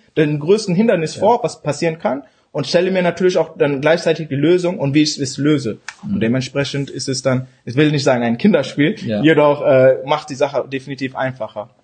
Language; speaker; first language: German; early bilingual, other home language; Urdu